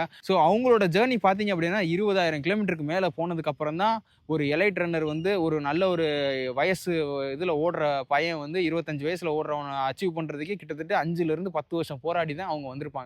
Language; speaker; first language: Tamil; native; Tamil